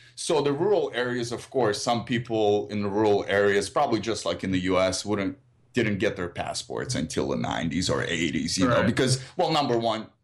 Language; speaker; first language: English; early bilingual, other home language; Russian